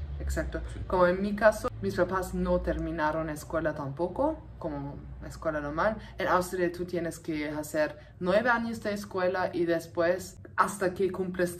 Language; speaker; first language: Spanish; non-native, fluent; German